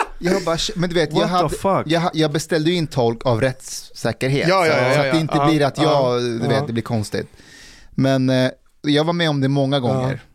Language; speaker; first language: Swedish; early bilingual, other home language; Persian